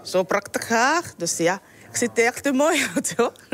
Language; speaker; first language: Dutch; non-native, learner; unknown